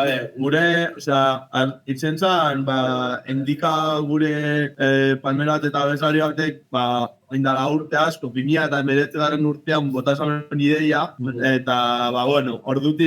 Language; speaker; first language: Basque; native; Basque